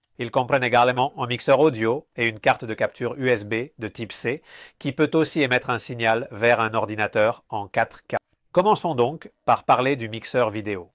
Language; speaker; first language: French; non-native, fluent; Spanish